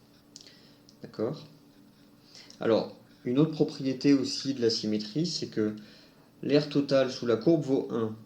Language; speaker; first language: French; native; French